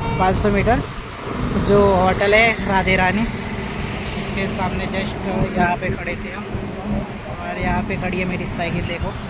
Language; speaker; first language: Hindi; non-native, local second language; Gujarati